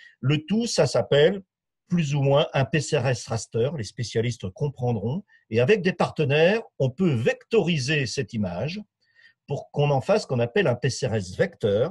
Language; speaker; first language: French; native; French